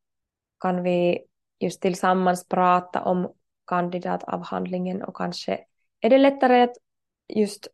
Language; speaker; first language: Swedish; non-native, learner; Finnish